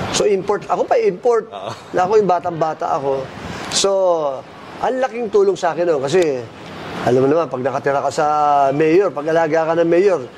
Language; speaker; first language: Filipino; native; Filipino